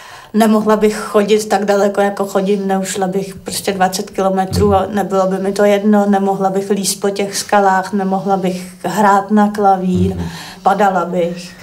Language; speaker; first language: Czech; native; Czech